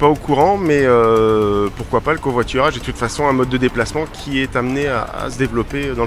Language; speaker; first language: French; native; French